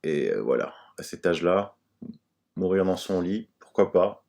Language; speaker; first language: French; native; French